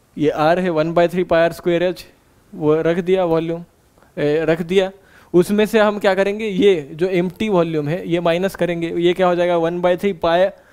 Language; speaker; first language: Hindi; non-native, local second language; Marathi